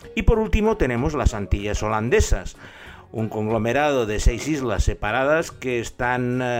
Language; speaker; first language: Spanish; native; Spanish